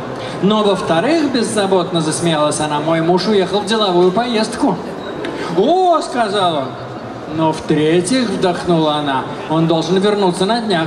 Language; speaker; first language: Russian; native; Russian